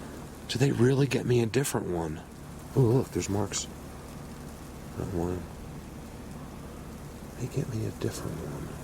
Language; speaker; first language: English; native; English